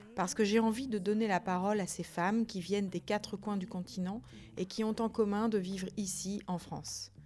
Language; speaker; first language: French; native; French